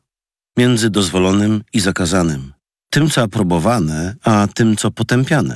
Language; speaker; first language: Polish; native; Polish